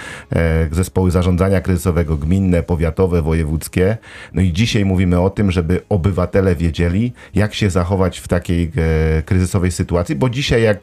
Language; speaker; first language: Polish; native; Polish